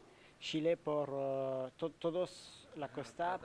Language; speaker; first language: Spanish; non-native, learner; French